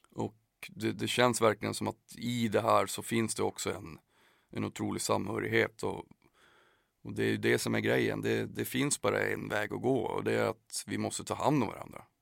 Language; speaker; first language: Swedish; native; Swedish